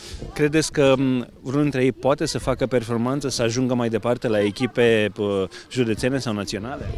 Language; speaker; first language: Romanian; native; Romanian